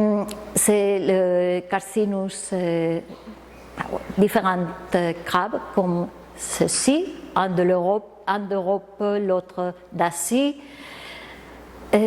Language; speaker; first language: French; non-native, fluent; Spanish